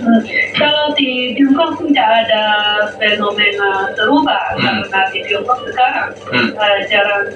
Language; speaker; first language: Indonesian; non-native, fluent; Chinese